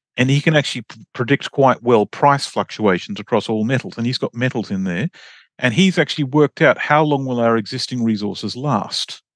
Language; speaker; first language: English; native; English